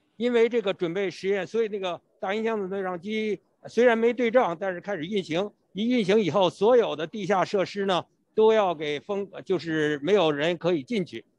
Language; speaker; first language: Chinese; native; Chinese